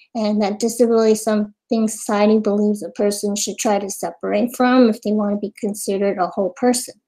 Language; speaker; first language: English; native; English